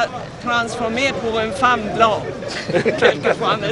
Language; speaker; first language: French; non-native, learner; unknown